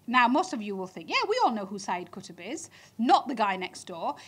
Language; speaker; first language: English; native; English